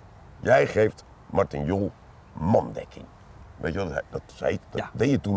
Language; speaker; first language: Dutch; native; Dutch